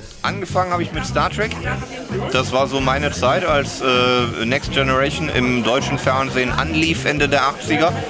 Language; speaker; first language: German; native; German